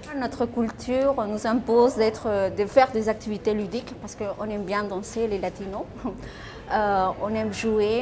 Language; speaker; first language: French; non-native, fluent; Spanish